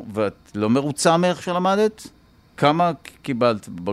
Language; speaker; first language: Hebrew; native; Hebrew